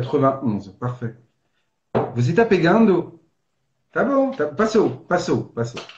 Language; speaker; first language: Portuguese; non-native, fluent; French